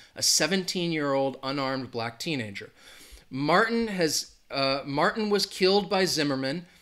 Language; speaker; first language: English; native; English